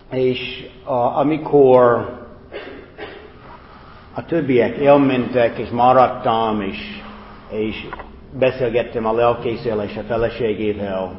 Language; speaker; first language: Hungarian; non-native, fluent; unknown